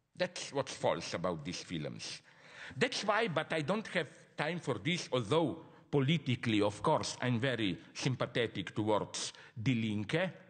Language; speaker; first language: English; non-native, fluent; Slovenian